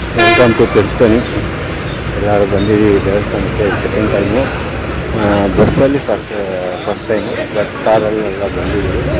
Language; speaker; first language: Kannada; non-native, local second language; Tamil